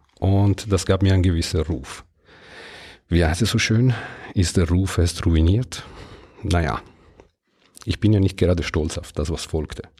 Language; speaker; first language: German; non-native, local second language; Italian